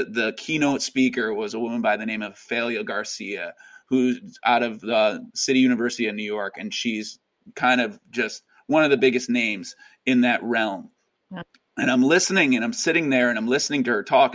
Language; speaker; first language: English; native; English